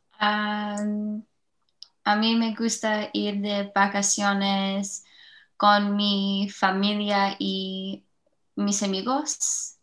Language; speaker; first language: Spanish; non-native, learner; English